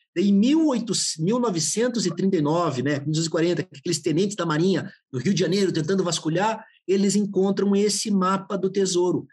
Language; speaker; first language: Portuguese; native; Portuguese